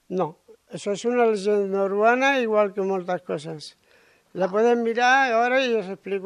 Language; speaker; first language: Catalan; non-native, local second language; Spanish